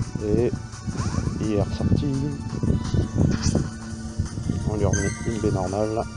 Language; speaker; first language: French; native; French